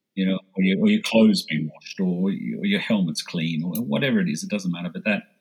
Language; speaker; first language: English; native; English